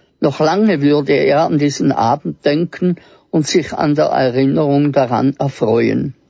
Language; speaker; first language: German; native; German